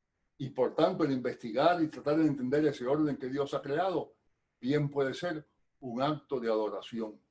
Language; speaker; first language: Spanish; native; Spanish